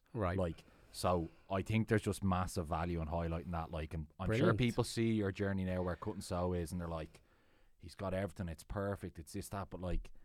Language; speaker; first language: English; native; English